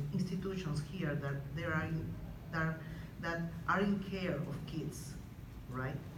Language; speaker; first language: English; non-native, fluent; Spanish